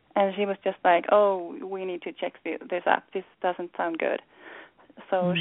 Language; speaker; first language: English; non-native, fluent; Swedish